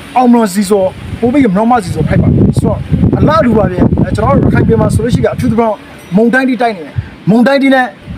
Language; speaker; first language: Burmese; native; Burmese